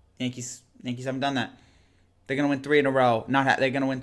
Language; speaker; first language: English; native; English